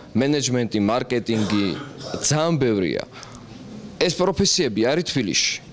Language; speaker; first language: Georgian; non-native, local second language; Armenian